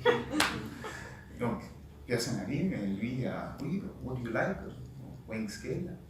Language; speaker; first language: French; non-native, learner; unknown